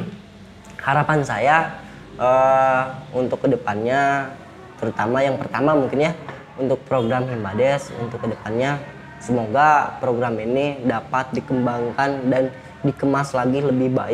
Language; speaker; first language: Indonesian; native; Indonesian